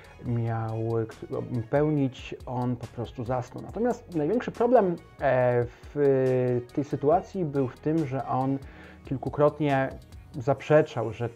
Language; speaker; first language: Polish; native; Polish